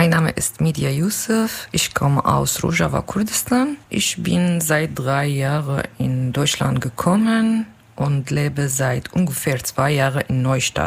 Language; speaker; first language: German; non-native, learner; Kurdish